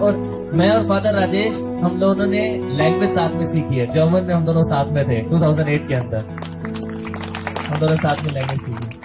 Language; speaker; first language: Hindi; native; Hindi